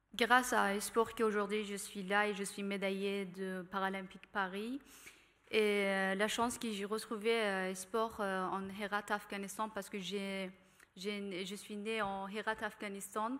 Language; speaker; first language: French; non-native, learner; Persian